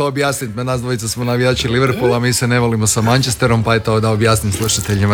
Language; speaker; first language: Serbian; native; Serbian